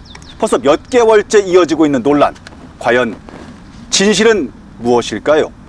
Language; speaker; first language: Korean; native; Korean